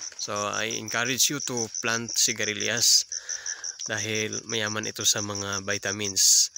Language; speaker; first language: Filipino; non-native, local second language; Cebuano